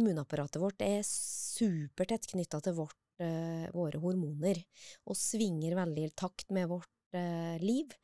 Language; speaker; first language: Norwegian; native; Norwegian